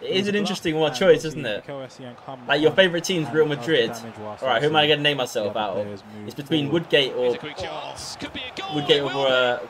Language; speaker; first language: English; native; English